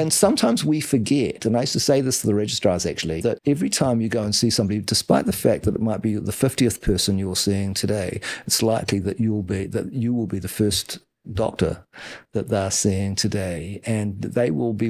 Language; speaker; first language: English; native; English